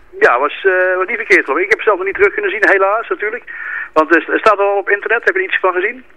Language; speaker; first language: Dutch; native; Dutch